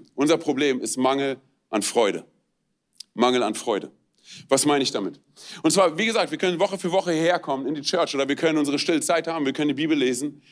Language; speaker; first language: German; non-native, fluent; Romanian